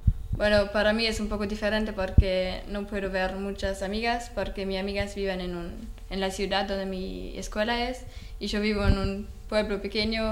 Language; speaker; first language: Spanish; non-native, learner; German